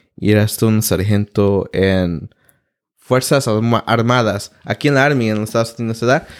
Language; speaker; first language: Spanish; early bilingual, heritage; Spanish